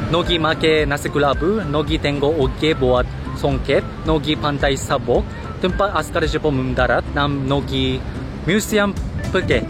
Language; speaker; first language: Malay; non-native, fluent; Japanese